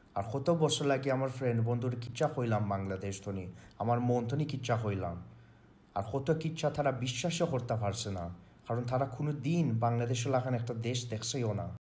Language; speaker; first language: Bangla; early bilingual, heritage; Bangla